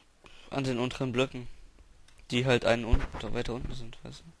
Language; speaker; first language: German; native; German